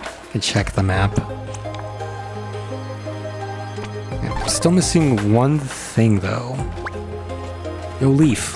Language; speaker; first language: English; native; English